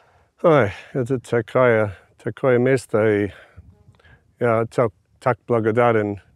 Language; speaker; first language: Russian; non-native, fluent; English